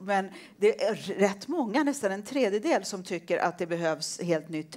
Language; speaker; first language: Swedish; native; Swedish